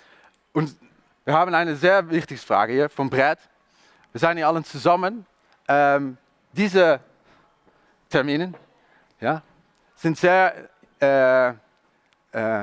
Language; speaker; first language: German; non-native, learner; Dutch